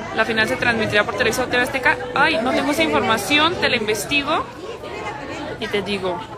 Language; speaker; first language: Spanish; native; Spanish